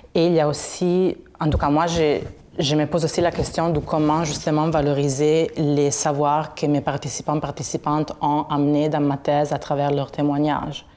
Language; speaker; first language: French; non-native, fluent; Italian